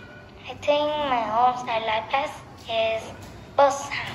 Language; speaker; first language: English; non-native, learner; Vietnamese